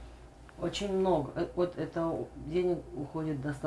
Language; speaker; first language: Russian; non-native, local second language; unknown